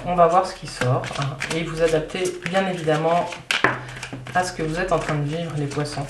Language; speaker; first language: French; native; French